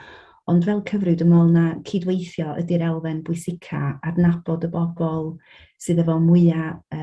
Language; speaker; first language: Welsh; native; Welsh